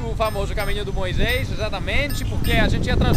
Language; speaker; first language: Portuguese; non-native, learner; Greek